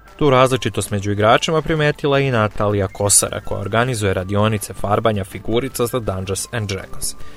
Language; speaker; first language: Serbian; native; Serbian